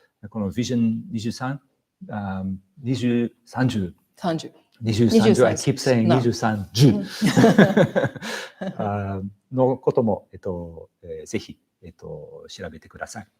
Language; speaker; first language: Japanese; non-native, fluent; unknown